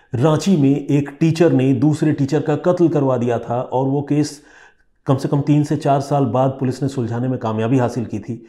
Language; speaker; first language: Hindi; non-native, local second language; Bangla